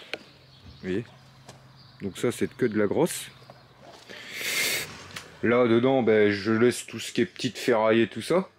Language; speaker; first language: French; native; French